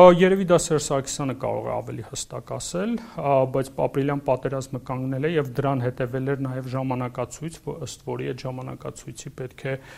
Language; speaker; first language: Armenian; native; Armenian